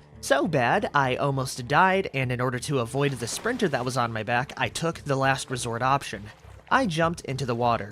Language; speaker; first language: English; native; English